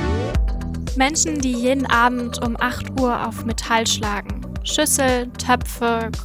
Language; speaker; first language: German; native; German